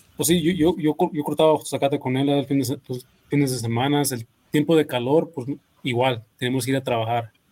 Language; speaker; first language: Spanish; early bilingual, heritage; Spanish